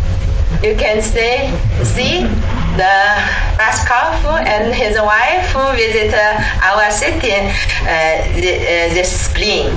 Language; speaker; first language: English; non-native, learner; Chinese